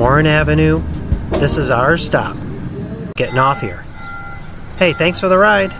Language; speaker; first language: English; native; English